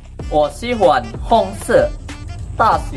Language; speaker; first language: Chinese; non-native, learner; Malay